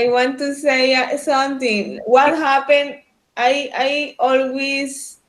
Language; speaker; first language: English; non-native, learner; Spanish